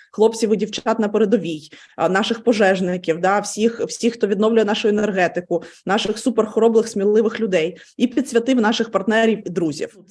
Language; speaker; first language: Ukrainian; native; Ukrainian